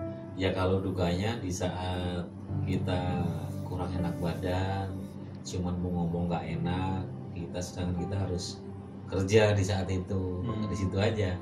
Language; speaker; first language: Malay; non-native, local second language; Javanese